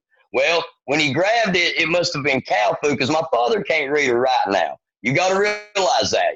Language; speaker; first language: English; native; English